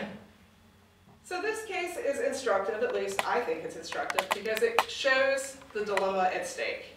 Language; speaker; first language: English; native; English